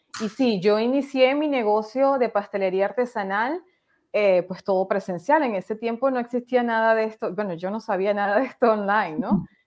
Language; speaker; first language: Spanish; native; Spanish